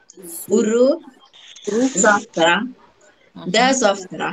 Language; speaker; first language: Russian; non-native, learner; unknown